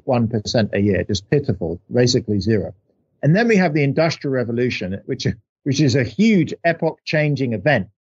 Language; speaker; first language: English; native; English